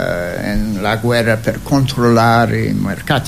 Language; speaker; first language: Italian; non-native, fluent; English